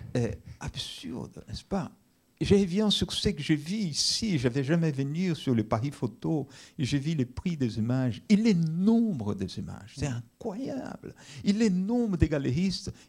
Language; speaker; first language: French; non-native, fluent; Portuguese